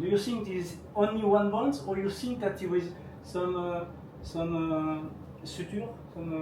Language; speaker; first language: English; non-native, learner; French